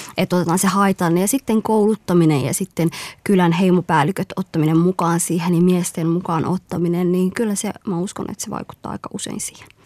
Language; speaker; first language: Finnish; early bilingual, other home language; Somali